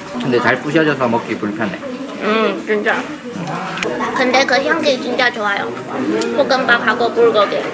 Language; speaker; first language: Korean; non-native, learner; Chinese